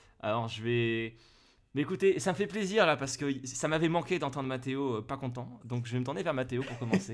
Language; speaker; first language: French; native; French